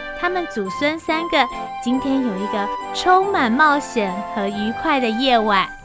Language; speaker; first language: Chinese; native; Chinese